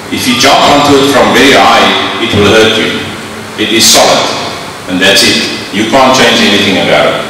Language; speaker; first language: English; non-native, local second language; Afrikaans